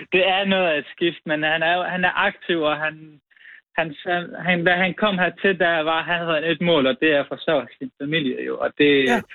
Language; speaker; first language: Danish; early bilingual, other home language; Arabic